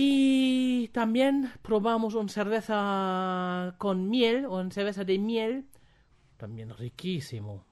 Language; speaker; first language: Spanish; non-native, fluent; German